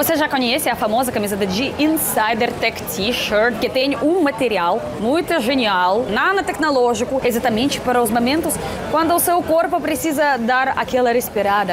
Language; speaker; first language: Portuguese; non-native, fluent; Russian